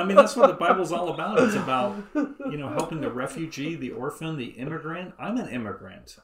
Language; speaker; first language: English; native; English